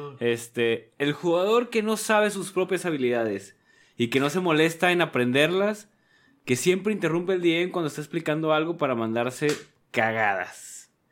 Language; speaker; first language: Spanish; native; Spanish